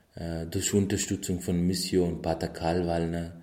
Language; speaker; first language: German; non-native, fluent; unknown